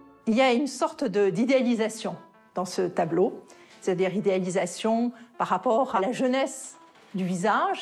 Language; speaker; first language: French; native; French